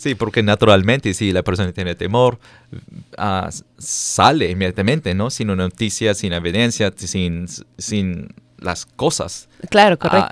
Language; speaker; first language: Spanish; non-native, fluent; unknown